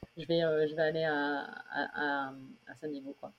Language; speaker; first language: French; native; French